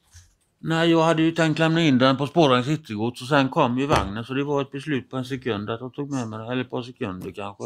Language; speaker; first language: Swedish; native; Swedish